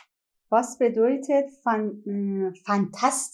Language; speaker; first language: German; non-native, learner; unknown